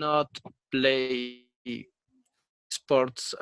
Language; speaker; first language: English; non-native, learner; Spanish